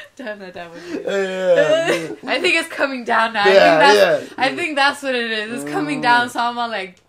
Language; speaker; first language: English; native; English